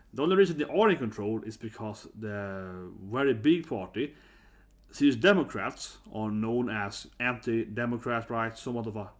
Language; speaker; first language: English; non-native, fluent; Swedish